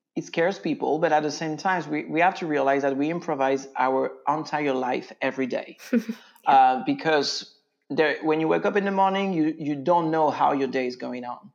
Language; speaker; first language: English; non-native, fluent; French